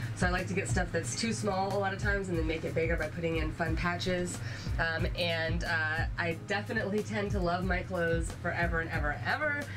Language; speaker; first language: English; native; English